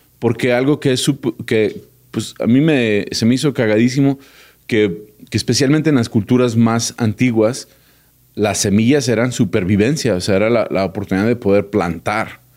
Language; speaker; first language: Spanish; early bilingual, heritage; Spanish